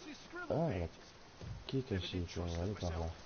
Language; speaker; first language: French; native; French